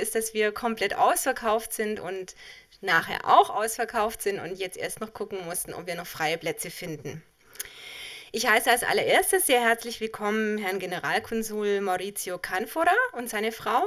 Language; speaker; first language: German; native; German